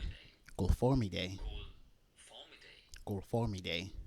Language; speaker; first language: Danish; non-native, learner; English